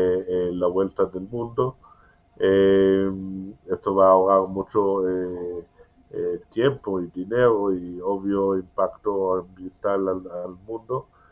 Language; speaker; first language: Spanish; non-native, learner; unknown